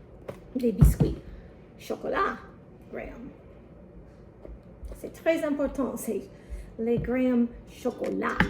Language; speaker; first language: French; non-native, learner; English